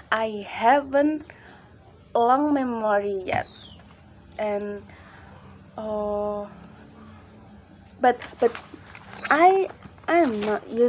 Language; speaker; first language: English; non-native, learner; Indonesian